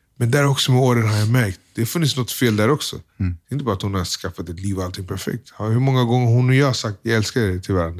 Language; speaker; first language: Swedish; early bilingual, other home language; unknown